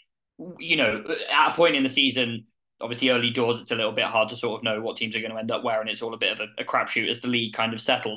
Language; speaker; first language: English; native; English